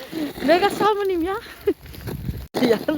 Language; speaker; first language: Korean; non-native, learner; Filipino